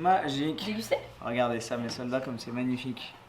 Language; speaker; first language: French; native; French